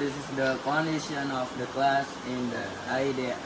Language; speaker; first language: English; non-native, learner; Indonesian